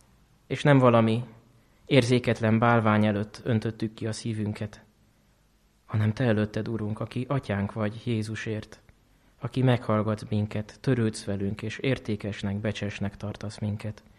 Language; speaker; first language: Hungarian; native; Hungarian